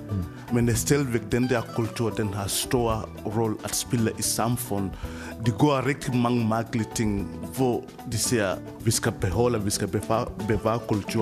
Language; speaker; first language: Danish; non-native, fluent; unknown